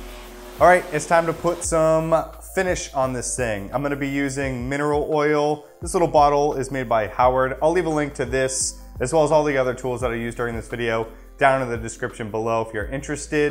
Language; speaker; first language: English; native; English